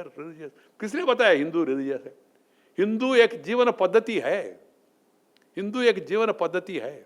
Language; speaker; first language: Hindi; non-native, local second language; Telugu